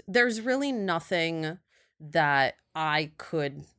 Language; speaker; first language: English; early bilingual, other home language; Russian